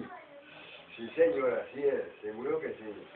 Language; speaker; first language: Spanish; native; Spanish